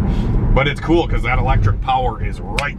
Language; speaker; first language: English; native; English